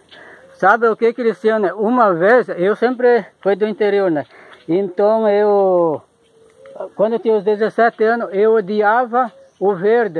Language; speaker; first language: Portuguese; native; Portuguese